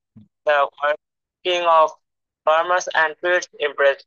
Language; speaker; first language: English; non-native, learner; Bangla